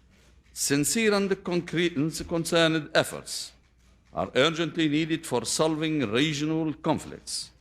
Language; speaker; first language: English; non-native, fluent; Arabic